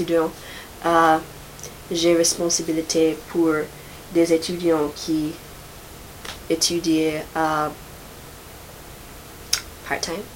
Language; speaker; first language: French; non-native, learner; English